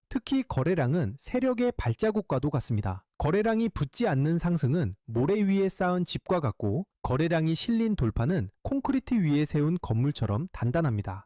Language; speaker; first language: Korean; native; Korean